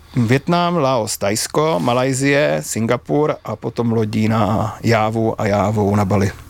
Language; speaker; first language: Czech; native; Czech